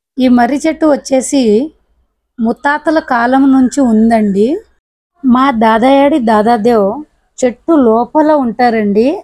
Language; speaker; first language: Telugu; non-native, local second language; Lambadi